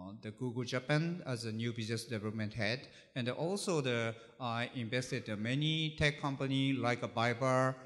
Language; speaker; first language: English; non-native, learner; Japanese